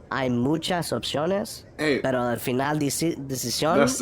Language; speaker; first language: Spanish; early bilingual, heritage; Spanish